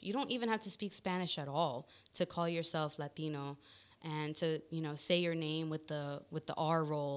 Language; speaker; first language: English; early bilingual, other home language; Spanish